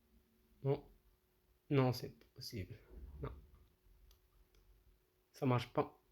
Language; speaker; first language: French; non-native, local second language; Arabic